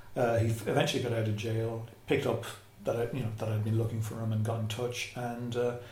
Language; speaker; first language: English; native; English